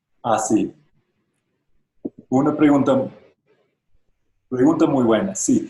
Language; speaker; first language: Spanish; non-native, fluent; English